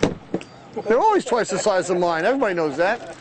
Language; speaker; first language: English; native; English